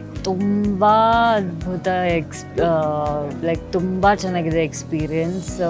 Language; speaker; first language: Kannada; non-native, learner; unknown